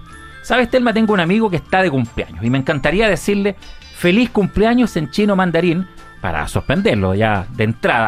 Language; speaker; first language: Spanish; native; Spanish